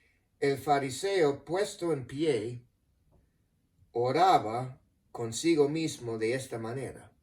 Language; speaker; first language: Spanish; non-native, fluent; English